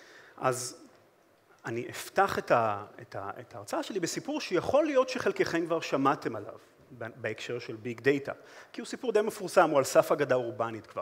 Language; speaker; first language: Hebrew; native; Hebrew